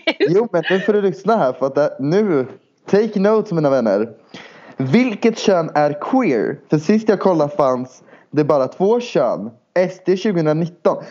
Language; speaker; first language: Swedish; native; Swedish